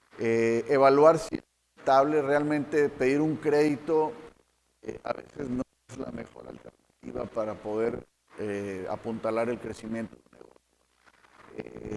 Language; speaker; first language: Spanish; native; Spanish